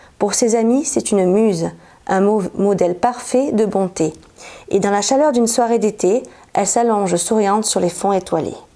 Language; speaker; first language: French; native; French